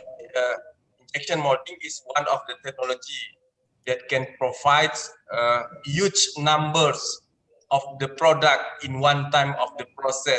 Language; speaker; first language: English; non-native, learner; Indonesian